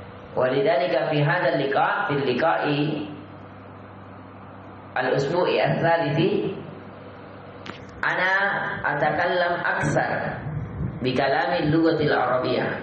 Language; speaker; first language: Arabic; non-native, fluent; Indonesian